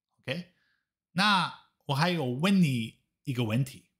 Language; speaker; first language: Chinese; non-native, fluent; Dutch